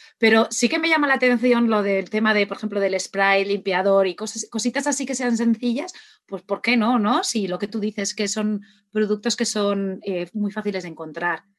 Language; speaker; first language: Spanish; native; Spanish